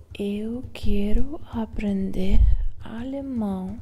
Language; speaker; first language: Portuguese; non-native, learner; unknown